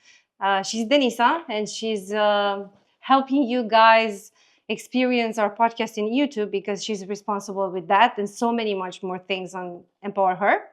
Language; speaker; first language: English; non-native, fluent; Romanian